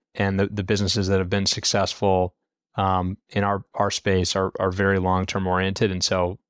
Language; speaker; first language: English; native; English